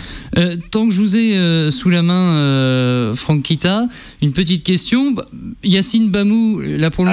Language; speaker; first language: French; native; French